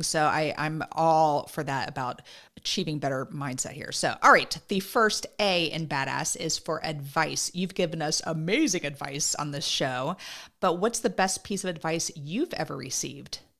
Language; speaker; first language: English; native; English